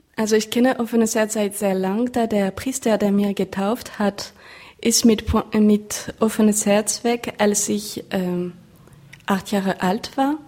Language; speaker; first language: German; non-native, fluent; French